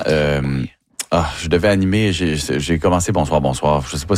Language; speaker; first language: French; native; French